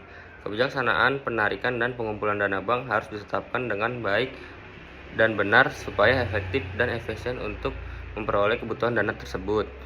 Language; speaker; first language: Indonesian; native; Indonesian